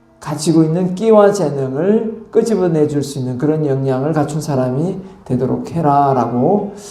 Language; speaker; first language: Korean; native; Korean